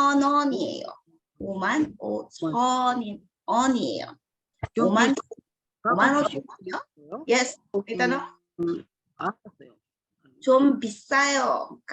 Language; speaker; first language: Korean; non-native, fluent; Filipino